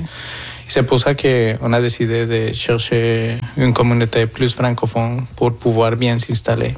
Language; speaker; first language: French; non-native, fluent; Spanish